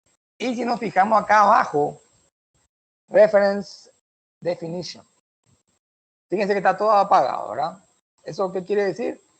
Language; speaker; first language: Spanish; native; Spanish